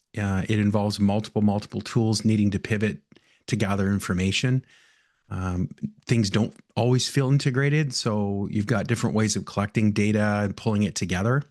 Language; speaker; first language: English; native; English